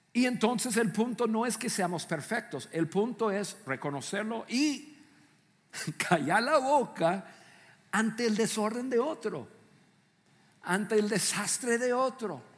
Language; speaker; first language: Spanish; non-native, fluent; English